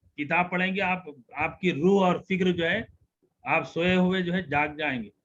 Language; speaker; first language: Urdu; native; Urdu